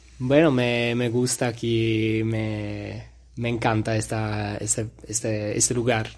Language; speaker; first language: Spanish; non-native, learner; Italian